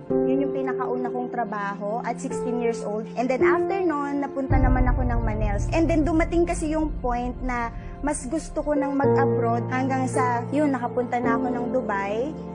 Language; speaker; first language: Filipino; native; Filipino